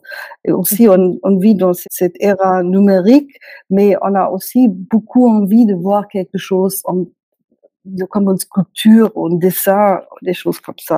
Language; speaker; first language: French; non-native, fluent; German